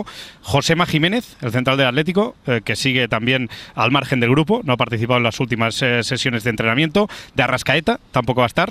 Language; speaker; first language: Spanish; native; Spanish